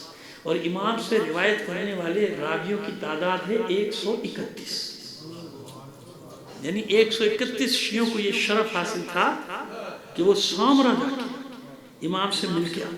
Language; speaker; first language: Urdu; native; Urdu